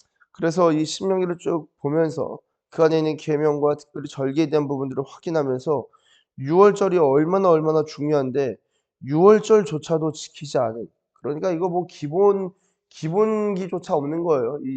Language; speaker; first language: Korean; native; Korean